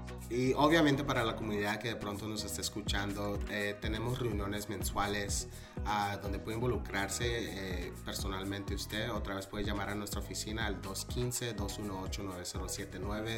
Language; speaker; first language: Spanish; early bilingual, heritage; Spanish